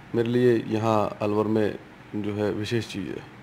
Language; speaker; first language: Hindi; native; Hindi